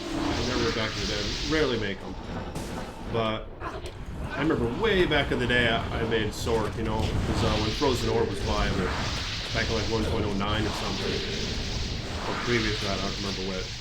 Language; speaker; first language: English; native; English